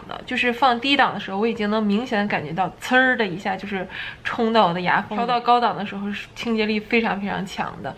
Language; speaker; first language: Chinese; native; Chinese